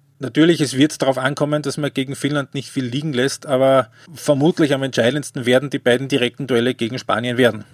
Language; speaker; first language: German; native; German